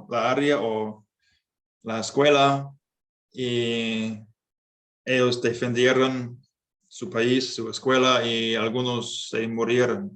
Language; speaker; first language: Spanish; non-native, learner; English